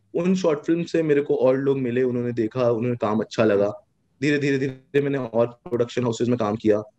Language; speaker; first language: Hindi; native; Hindi